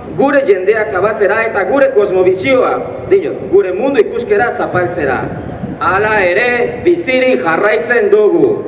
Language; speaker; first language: Basque; non-native, fluent; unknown